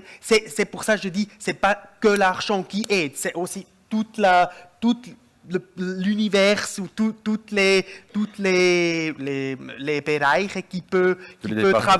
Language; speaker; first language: French; non-native, local second language; German